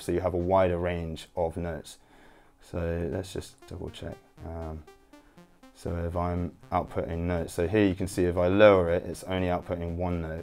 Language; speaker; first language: English; native; English